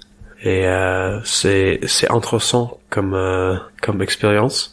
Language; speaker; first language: French; non-native, learner; English